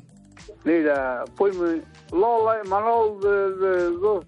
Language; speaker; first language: Spanish; non-native, local second language; Galician